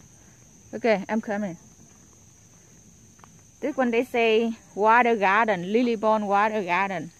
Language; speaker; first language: English; non-native, learner; Vietnamese